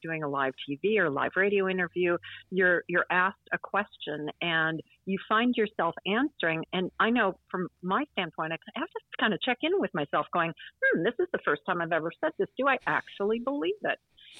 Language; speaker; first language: English; native; English